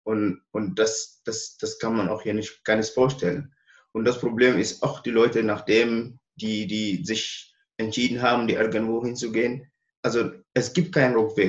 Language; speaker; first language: German; non-native, learner; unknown